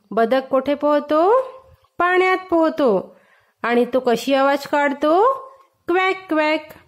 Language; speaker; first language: Marathi; non-native, local second language; Hindi